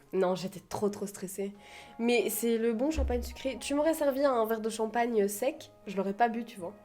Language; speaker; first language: French; early bilingual, other home language; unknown